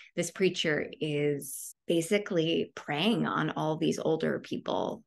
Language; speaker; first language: English; native; English